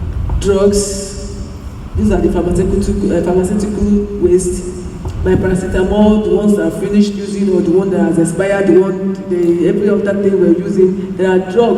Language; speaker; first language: English; non-native, local second language; Yoruba